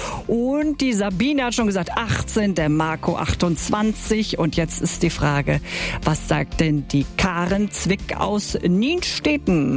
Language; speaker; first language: German; native; German